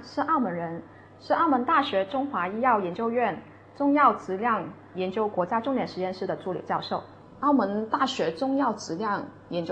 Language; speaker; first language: Chinese; non-native, local second language; Cantonese